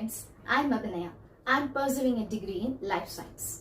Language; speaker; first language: English; non-native, learner; Tamil